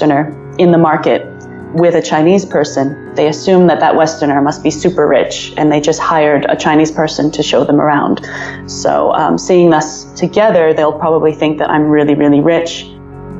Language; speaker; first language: English; native; English